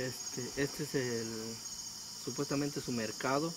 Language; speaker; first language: Spanish; native; Spanish